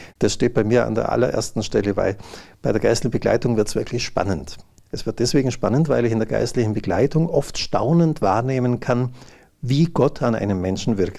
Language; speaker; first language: German; native; German